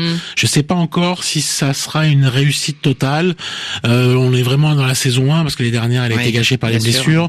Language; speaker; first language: French; native; French